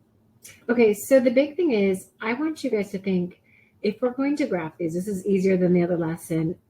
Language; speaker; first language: English; native; English